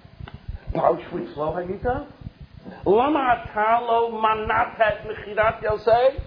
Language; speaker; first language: Hebrew; non-native, fluent; English